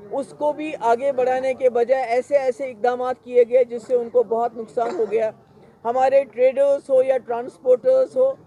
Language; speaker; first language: Urdu; non-native, local second language; Kashmiri